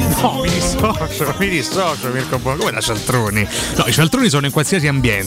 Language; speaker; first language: Italian; native; Italian